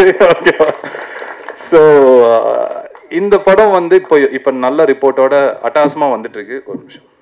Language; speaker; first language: Tamil; native; Tamil